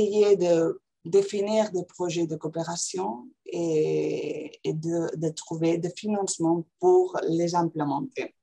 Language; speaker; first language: French; non-native, fluent; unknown